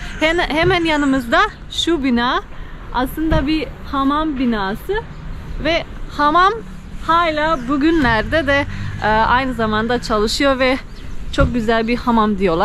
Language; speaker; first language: Turkish; non-native, fluent; Slovenian